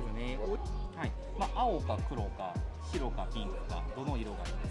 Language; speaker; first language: Japanese; native; Japanese